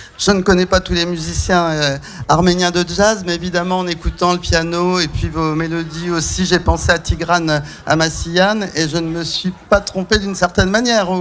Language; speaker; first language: French; native; French